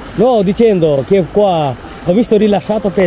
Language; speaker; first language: Italian; non-native, learner; Bangla